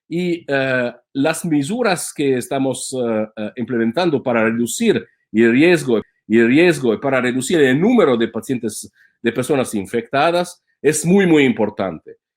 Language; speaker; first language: Spanish; non-native, fluent; Italian